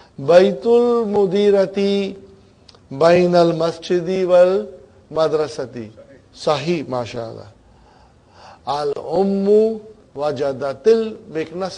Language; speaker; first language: Arabic; non-native, fluent; English